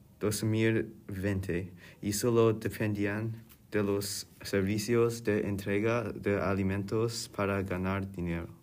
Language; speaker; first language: Spanish; non-native, learner; English